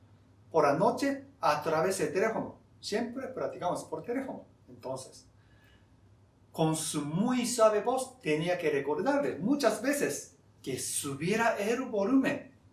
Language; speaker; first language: Spanish; non-native, fluent; Japanese